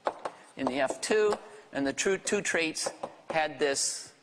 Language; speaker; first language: English; native; English